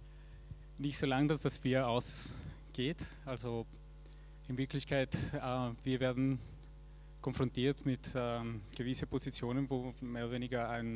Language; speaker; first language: German; non-native, fluent; Spanish